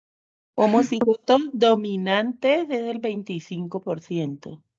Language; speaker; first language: Spanish; native; Spanish